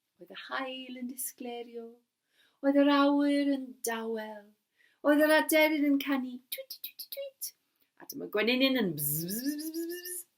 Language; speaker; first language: Welsh; non-native, local second language; English